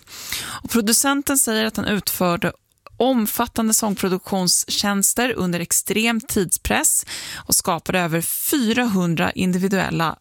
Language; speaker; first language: Swedish; native; Swedish